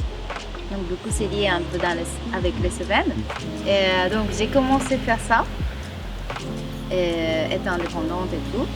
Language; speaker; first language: French; non-native, fluent; Japanese